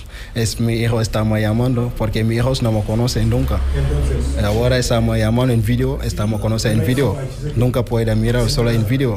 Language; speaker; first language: Spanish; non-native, learner; Wolof